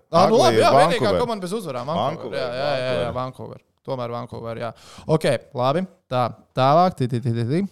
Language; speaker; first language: Latvian; native; Latvian